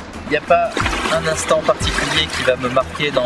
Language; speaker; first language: French; native; French